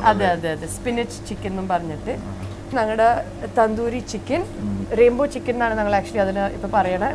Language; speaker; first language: Malayalam; early bilingual, heritage; Malayalam